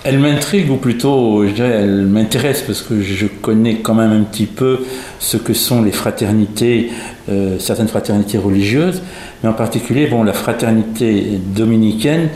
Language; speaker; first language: French; native; French